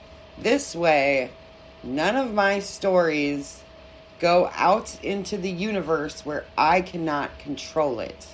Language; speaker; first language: English; native; English